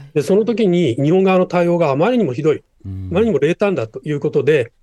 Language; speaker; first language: Japanese; native; Japanese